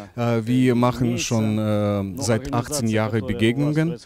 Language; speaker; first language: German; non-native, learner; Russian